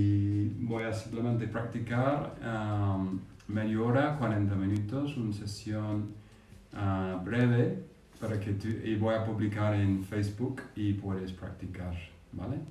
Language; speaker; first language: Spanish; non-native, fluent; English